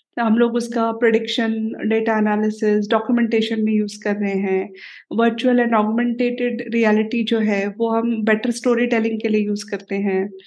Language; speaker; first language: Hindi; native; Hindi